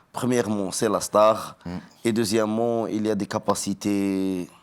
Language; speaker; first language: French; non-native, learner; Arabic